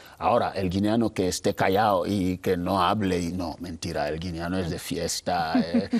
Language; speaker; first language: Spanish; non-native, local second language; Fang